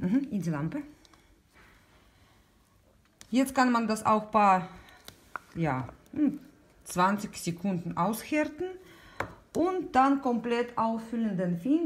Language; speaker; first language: German; non-native, learner; Russian